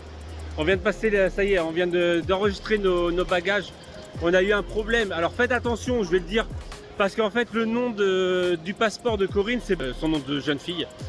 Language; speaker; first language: French; native; French